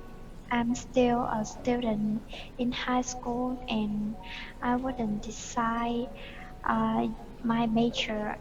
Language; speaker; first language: English; non-native, learner; Vietnamese